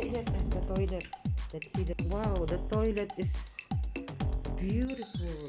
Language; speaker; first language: English; non-native, local second language; Filipino